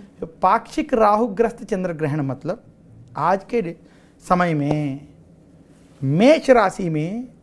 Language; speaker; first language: Hindi; non-native, local second language; Telugu